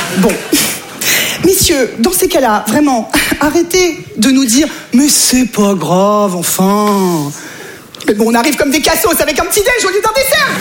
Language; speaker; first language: French; native; French